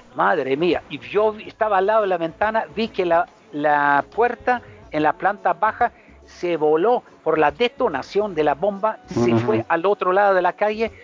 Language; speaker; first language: Spanish; non-native, fluent; Swedish